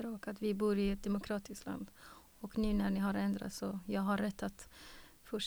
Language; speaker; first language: Swedish; non-native, fluent; Persian